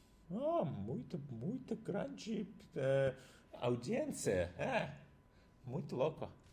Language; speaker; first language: Portuguese; non-native, learner; Russian